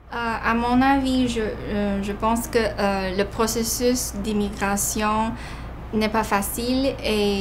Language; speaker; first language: French; non-native, fluent; Chinese